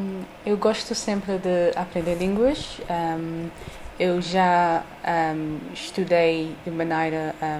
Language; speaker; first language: Portuguese; non-native, learner; English